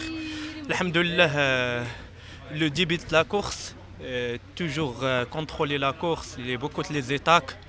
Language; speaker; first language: French; non-native, learner; Arabic